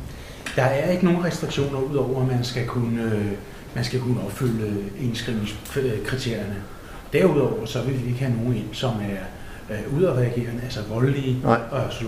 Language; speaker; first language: Danish; native; Danish